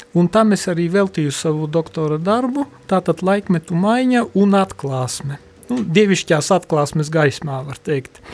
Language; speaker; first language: Latvian; non-native, local second language; Polish